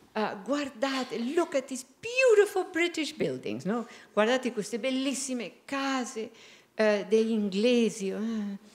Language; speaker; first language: Italian; non-native, fluent; Spanish